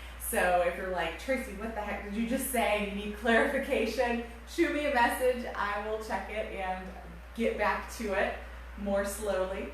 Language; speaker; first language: English; native; English